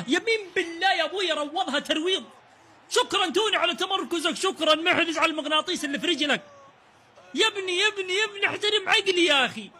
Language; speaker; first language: Arabic; native; Arabic